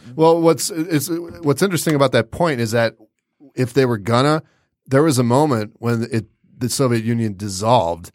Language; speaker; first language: English; native; English